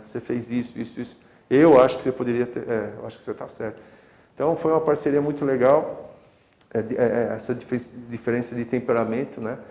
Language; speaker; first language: Portuguese; native; Portuguese